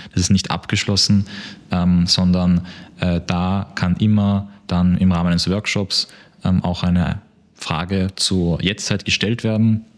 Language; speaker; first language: German; native; German